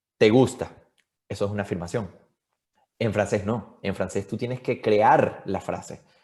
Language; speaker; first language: Spanish; native; Spanish